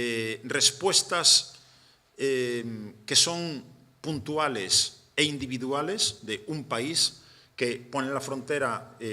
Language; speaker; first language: Spanish; native; Spanish